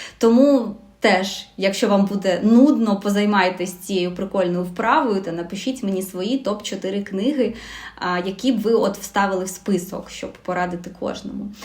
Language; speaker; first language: Ukrainian; non-native, local second language; Russian